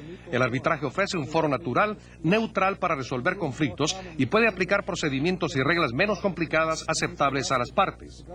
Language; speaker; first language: Spanish; native; Spanish